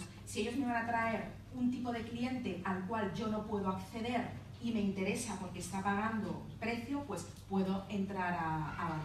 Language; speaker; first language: Spanish; native; Spanish